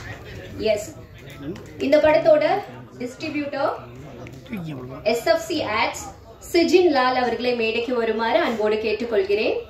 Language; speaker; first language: Tamil; native; Tamil